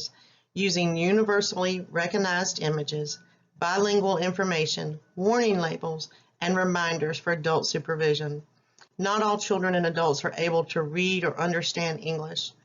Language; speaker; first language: English; native; English